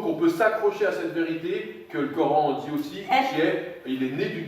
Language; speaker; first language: French; native; French